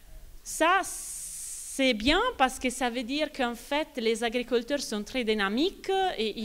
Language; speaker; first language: French; non-native, fluent; Italian